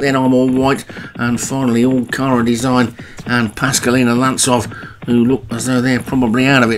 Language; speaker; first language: English; native; English